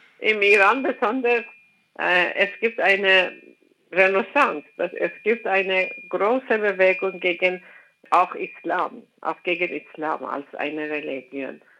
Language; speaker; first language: German; non-native, fluent; Persian